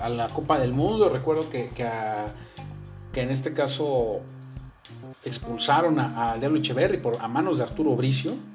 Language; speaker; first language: Spanish; native; Spanish